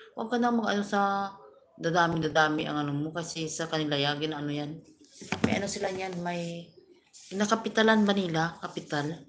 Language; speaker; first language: Filipino; non-native, local second language; Hiligaynon